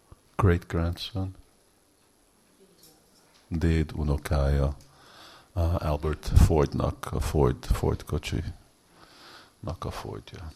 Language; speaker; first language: Hungarian; early bilingual, heritage; Hungarian